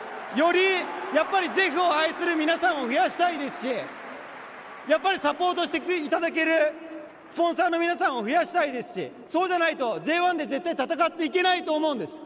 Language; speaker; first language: Japanese; native; Japanese